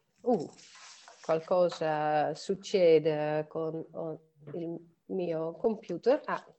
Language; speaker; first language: Italian; non-native, learner; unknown